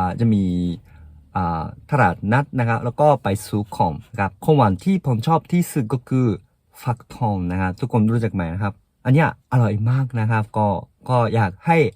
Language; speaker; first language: Thai; non-native, fluent; Japanese